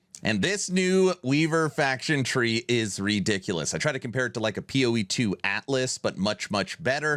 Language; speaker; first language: English; native; English